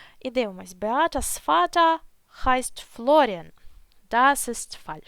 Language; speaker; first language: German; non-native, fluent; Ukrainian